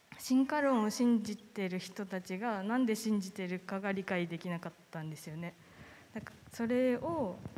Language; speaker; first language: Japanese; native; Japanese